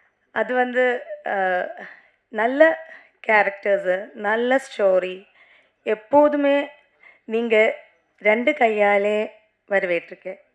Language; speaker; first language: Tamil; non-native, learner; Malayalam